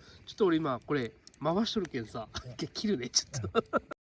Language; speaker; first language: Japanese; native; Japanese